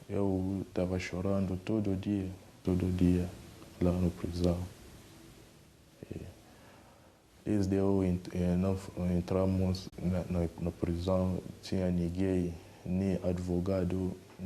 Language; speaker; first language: Portuguese; non-native, learner; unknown